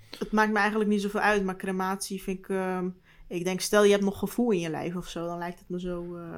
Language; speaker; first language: Dutch; early bilingual, other home language; Turkish